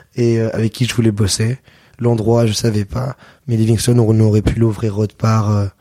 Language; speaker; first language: French; native; French